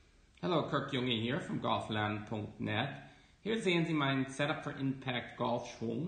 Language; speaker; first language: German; non-native, fluent; English